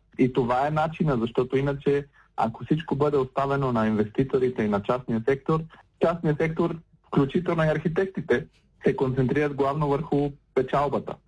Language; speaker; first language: Bulgarian; native; Bulgarian